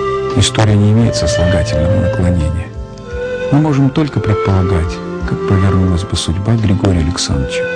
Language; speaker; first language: Russian; native; Russian